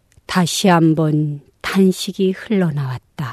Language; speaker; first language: Korean; non-native, local second language; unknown